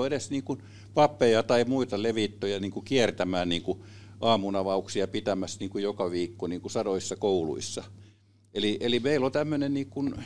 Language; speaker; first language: Finnish; native; Finnish